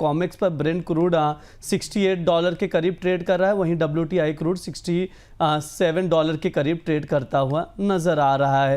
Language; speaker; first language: Hindi; native; Hindi